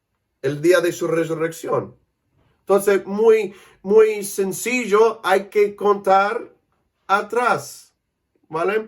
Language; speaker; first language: Spanish; non-native, fluent; English